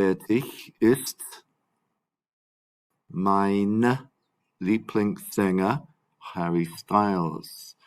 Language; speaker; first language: German; non-native, fluent; English